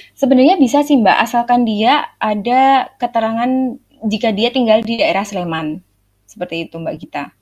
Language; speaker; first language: Indonesian; native; Indonesian